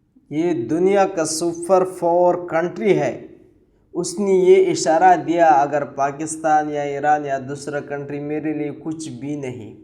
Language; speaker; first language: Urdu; non-native, learner; Pashto